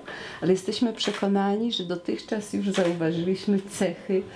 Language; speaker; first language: Polish; non-native, learner; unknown